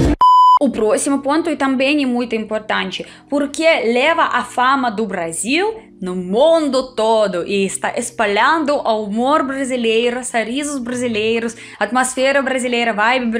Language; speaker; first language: Portuguese; non-native, fluent; Russian